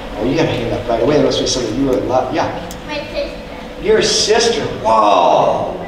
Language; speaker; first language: English; native; English